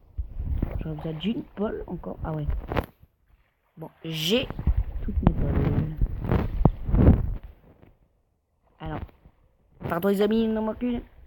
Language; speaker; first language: French; native; French